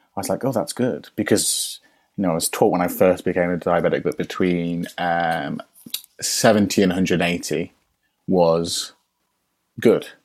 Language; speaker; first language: English; native; English